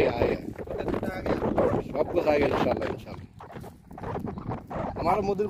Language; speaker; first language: Hindi; non-native, learner; Bangla